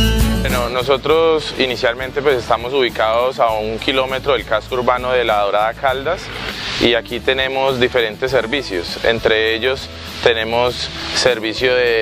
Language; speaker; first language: Spanish; native; Spanish